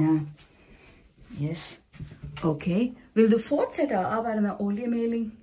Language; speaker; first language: Danish; non-native, fluent; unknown